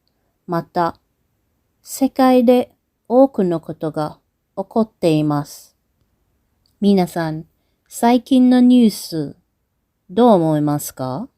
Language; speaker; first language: Japanese; non-native, learner; English